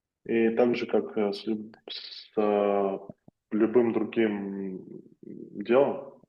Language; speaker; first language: Russian; native; Russian